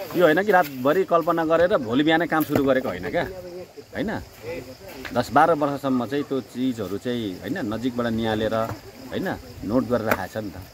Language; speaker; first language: Nepali; native; Nepali